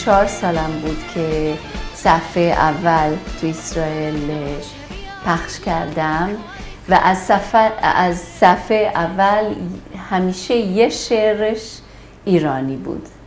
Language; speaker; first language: Persian; early bilingual, heritage; Persian